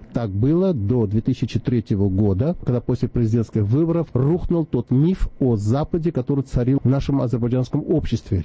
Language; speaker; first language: Russian; non-native, local second language; Azerbaijani